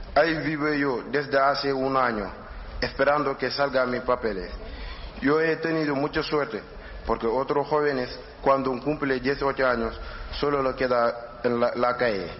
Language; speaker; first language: Spanish; non-native, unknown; Wolof